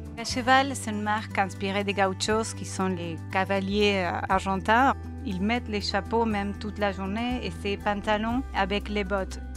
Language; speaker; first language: French; non-native, fluent; Spanish